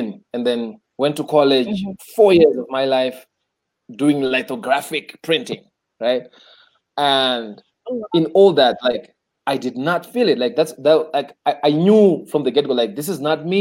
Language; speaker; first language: English; non-native, local second language; Shona